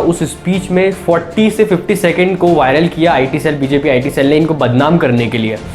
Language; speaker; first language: Hindi; native; Hindi